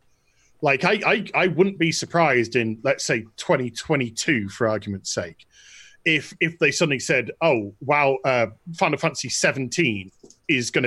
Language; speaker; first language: English; native; English